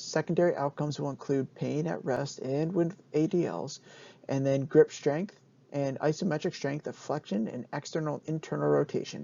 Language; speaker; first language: English; native; English